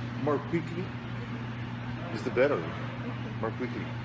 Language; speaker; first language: English; non-native, learner; Spanish